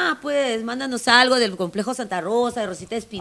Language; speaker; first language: Spanish; native; Spanish